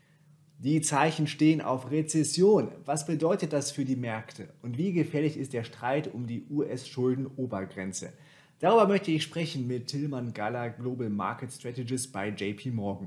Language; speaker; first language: German; native; German